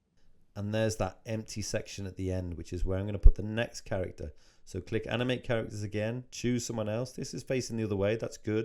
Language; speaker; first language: English; native; English